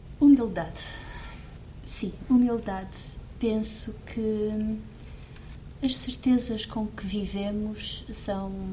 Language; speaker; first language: Portuguese; early bilingual, heritage; Portuguese